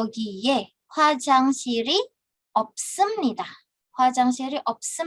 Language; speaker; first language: Korean; non-native, fluent; Indonesian